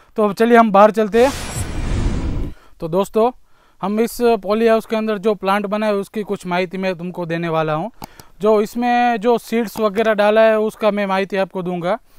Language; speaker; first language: Hindi; non-native, local second language; Gujarati